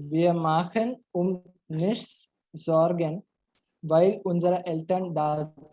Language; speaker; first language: German; non-native, learner; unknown